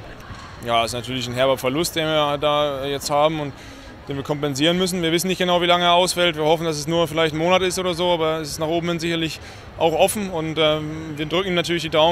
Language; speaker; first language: German; native; German